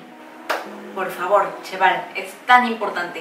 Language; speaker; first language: Spanish; non-native, fluent; Korean